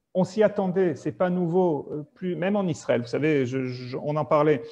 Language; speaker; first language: French; native; French